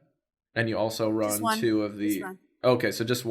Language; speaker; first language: English; native; English